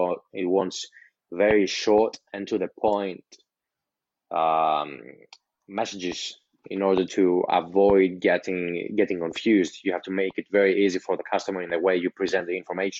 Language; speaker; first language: English; non-native, fluent; Greek